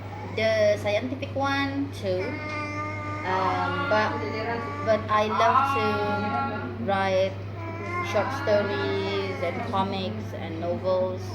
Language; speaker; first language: English; non-native, fluent; Indonesian